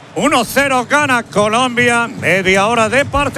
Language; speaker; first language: Spanish; native; Spanish